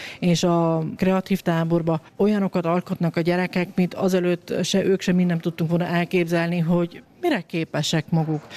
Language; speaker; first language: Hungarian; native; Hungarian